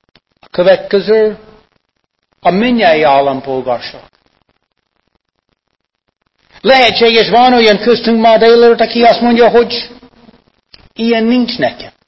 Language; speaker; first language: Hungarian; non-native, fluent; English